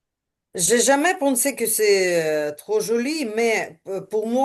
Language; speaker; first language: French; non-native, learner; Ukrainian